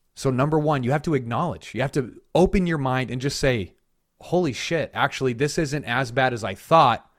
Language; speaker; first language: English; native; English